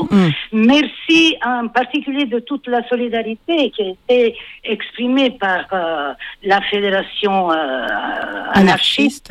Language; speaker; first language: French; non-native, fluent; Italian